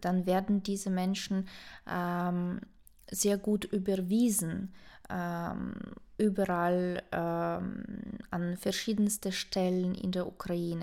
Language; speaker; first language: German; non-native, fluent; Ukrainian